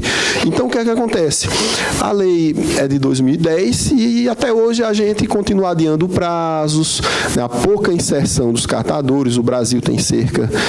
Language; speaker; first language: Portuguese; native; Portuguese